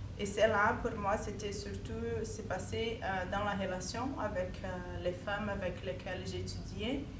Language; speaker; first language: French; non-native, fluent; Portuguese